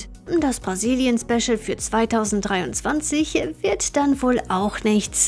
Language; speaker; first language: German; native; German